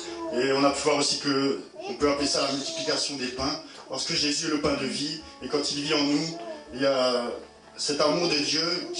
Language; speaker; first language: French; native; French